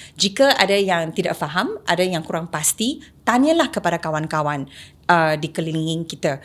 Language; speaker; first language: Malay; non-native, local second language; Chinese